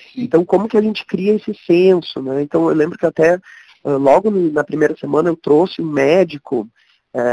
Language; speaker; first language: Portuguese; native; Portuguese